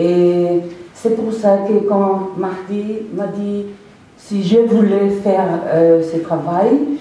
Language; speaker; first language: French; non-native, fluent; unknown